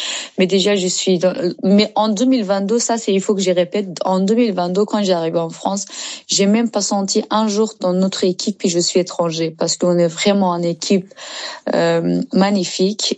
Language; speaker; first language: French; non-native, learner; Persian